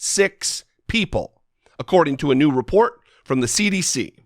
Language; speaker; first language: English; native; English